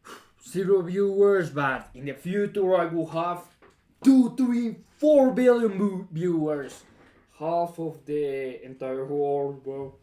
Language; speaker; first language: English; non-native, fluent; Spanish